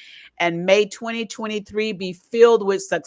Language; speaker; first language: English; native; English